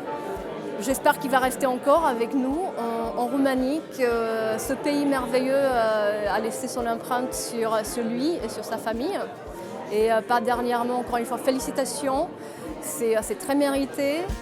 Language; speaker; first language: French; non-native, fluent; Romanian